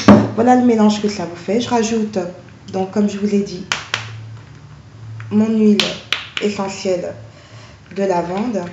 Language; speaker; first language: French; native; French